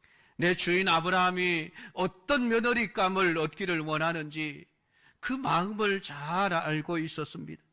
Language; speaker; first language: Korean; native; Korean